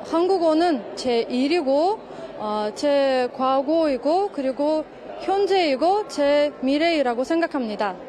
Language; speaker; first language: Korean; non-native, fluent; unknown